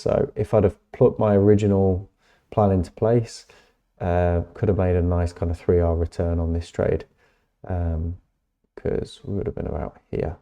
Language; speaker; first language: English; native; English